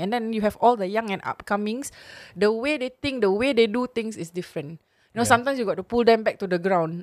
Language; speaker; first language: English; non-native, local second language; Malay